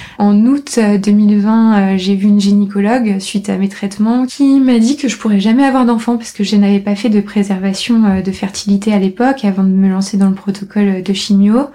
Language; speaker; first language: French; native; French